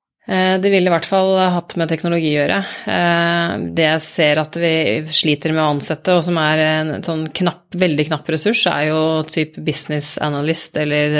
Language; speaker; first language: Norwegian; native; Norwegian